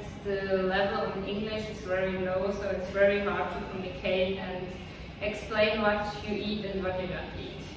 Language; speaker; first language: English; non-native, fluent; Swiss German